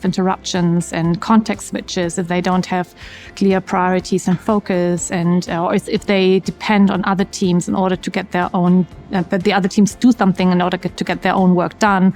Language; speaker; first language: English; non-native, fluent; German